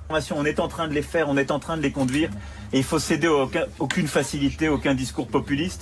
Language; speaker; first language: French; native; French